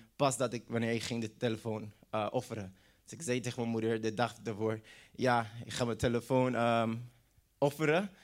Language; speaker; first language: Dutch; non-native, local second language; English